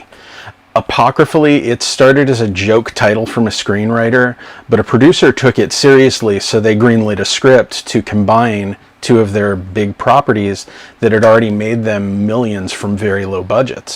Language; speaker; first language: English; native; English